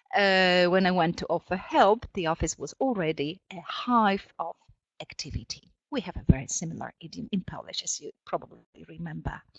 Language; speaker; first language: English; non-native, fluent; Polish